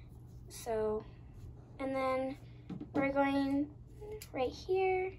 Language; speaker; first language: English; native; English